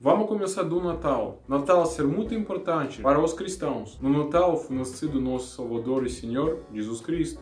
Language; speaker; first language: Portuguese; non-native, learner; Russian